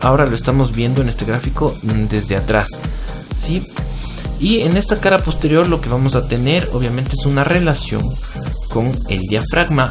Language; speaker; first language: Spanish; native; Spanish